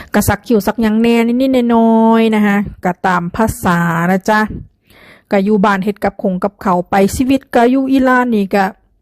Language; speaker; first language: Thai; native; Thai